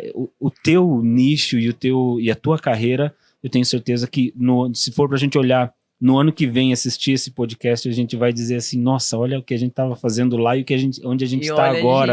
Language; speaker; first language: Portuguese; native; Portuguese